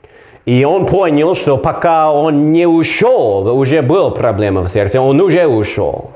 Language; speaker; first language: Russian; non-native, learner; English